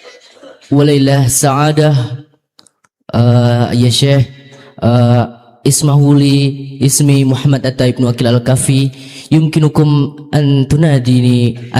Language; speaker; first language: Arabic; non-native, learner; Indonesian